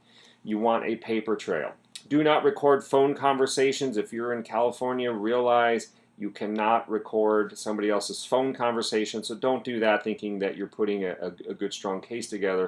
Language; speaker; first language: English; native; English